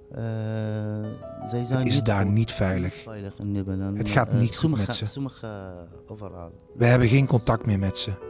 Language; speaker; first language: Dutch; non-native, learner; Arabic